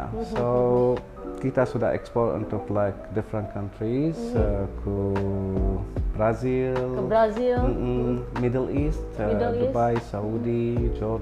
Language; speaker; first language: Indonesian; non-native, learner; Arabic